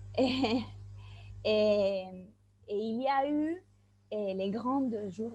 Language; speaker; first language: French; non-native, fluent; Spanish